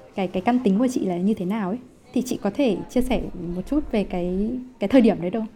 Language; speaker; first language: Vietnamese; native; Vietnamese